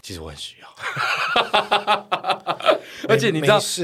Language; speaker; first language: Chinese; native; Chinese